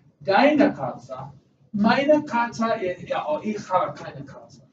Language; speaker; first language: German; non-native, learner; English